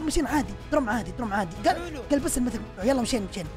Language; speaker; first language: Arabic; native; Arabic